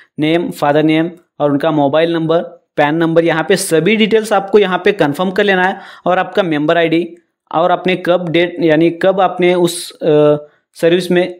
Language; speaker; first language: Hindi; non-native, local second language; Marathi